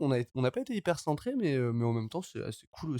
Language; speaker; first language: French; native; French